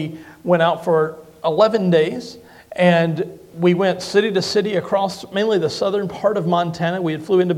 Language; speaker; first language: English; native; English